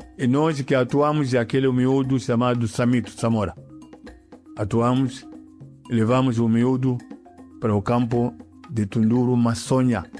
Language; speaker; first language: Portuguese; non-native, local second language; Yao